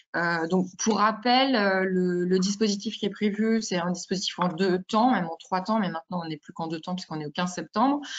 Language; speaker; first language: French; native; French